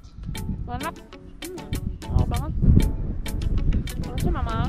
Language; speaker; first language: Indonesian; non-native, fluent; Spanish